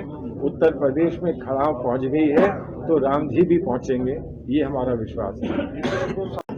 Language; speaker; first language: Hindi; native; Hindi